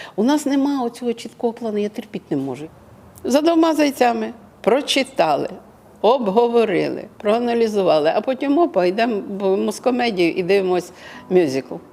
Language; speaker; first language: Ukrainian; non-native, local second language; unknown